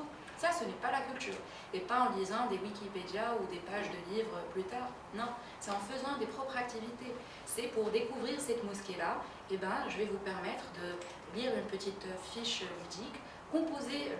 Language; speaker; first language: French; native; French